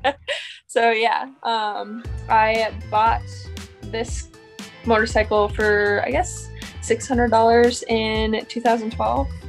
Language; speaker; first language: English; native; English